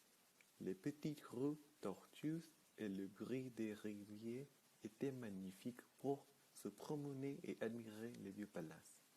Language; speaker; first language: French; non-native, learner; Spanish